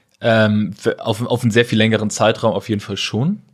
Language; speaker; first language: German; native; German